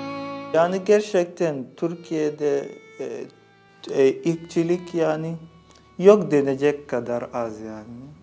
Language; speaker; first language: Turkish; non-native, fluent; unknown